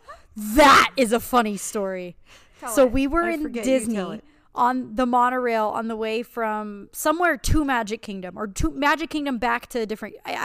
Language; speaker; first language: English; native; English